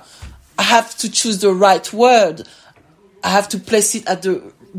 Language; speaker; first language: English; non-native, fluent; French